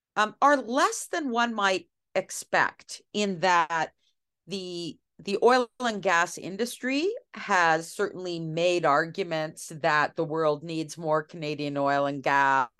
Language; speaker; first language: English; native; English